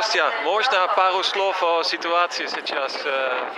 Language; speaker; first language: Russian; non-native, fluent; Dutch